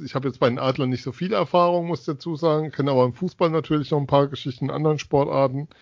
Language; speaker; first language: German; native; German